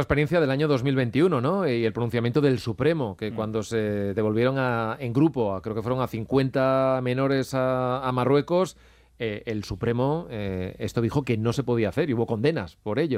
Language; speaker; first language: Spanish; native; Spanish